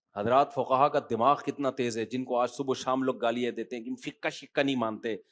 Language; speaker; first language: Urdu; native; Urdu